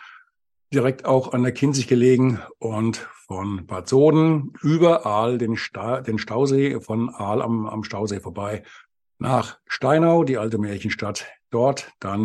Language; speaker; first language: German; native; German